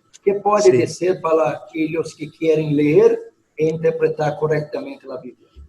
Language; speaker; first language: Spanish; non-native, fluent; Portuguese